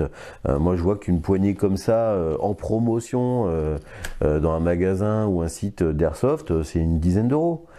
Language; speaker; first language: French; native; French